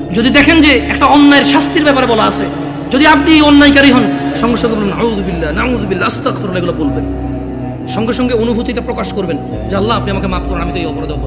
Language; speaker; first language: Bangla; early bilingual, heritage; Bangla